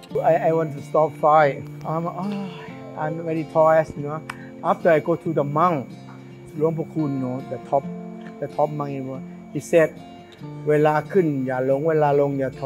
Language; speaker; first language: English; non-native, learner; Thai